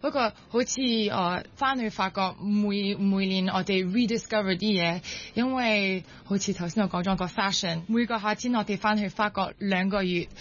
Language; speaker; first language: Cantonese; non-native, local second language; French